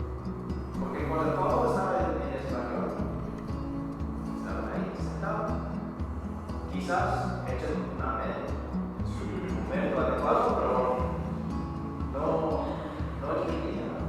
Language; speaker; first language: Spanish; non-native, fluent; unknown